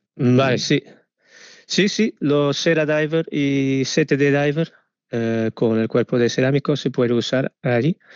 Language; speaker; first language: Spanish; non-native, fluent; Dutch